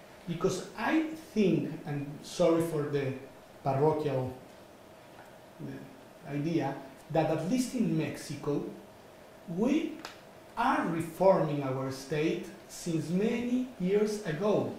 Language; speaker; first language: English; non-native, fluent; Spanish